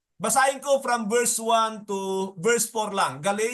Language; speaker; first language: English; non-native, local second language; Filipino